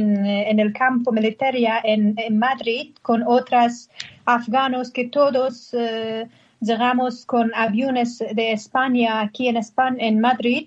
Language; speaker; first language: Spanish; non-native, learner; Persian